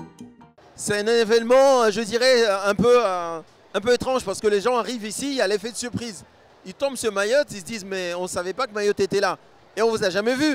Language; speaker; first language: French; non-native, local second language; Comorian